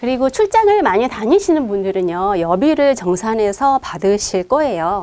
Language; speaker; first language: Korean; native; Korean